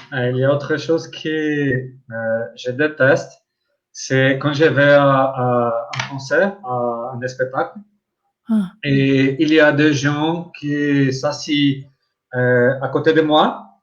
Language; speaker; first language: French; non-native, learner; Portuguese